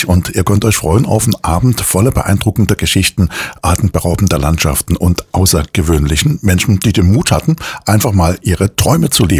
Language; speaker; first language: German; native; German